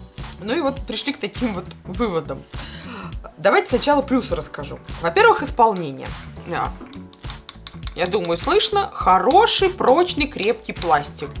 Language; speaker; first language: Russian; native; Russian